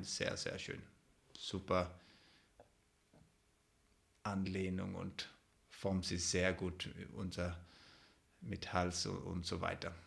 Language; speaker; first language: German; non-native, fluent; Danish